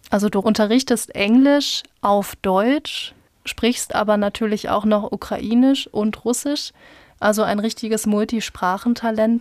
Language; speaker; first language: German; native; German